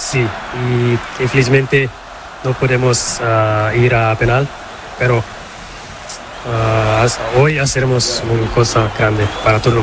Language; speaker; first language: Spanish; non-native, learner; Portuguese